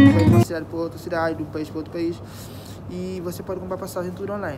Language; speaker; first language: Portuguese; non-native, local second language; Kabuverdianu